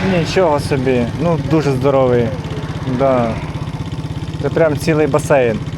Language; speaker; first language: Ukrainian; native; Ukrainian